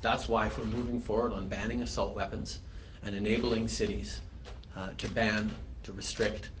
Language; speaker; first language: English; early bilingual, other home language; French